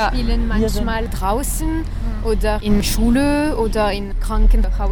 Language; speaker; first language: German; non-native, learner; French